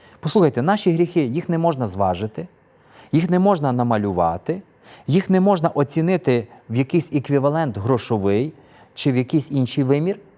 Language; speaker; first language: Ukrainian; native; Ukrainian